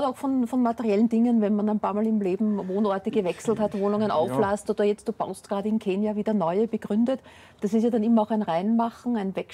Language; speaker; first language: German; native; German